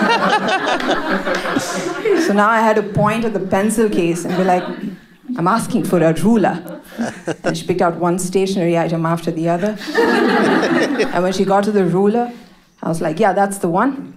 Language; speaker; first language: English; native; English